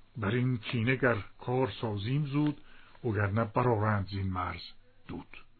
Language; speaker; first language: Persian; native; Persian